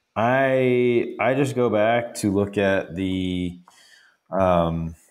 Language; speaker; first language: English; native; English